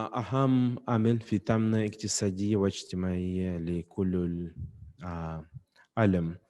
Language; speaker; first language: Arabic; non-native, fluent; Russian